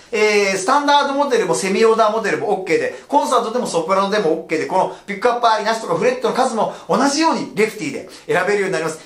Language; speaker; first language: Japanese; native; Japanese